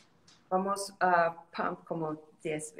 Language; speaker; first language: Spanish; non-native, learner; Portuguese